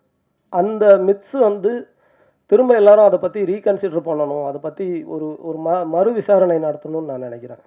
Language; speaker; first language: Tamil; native; Tamil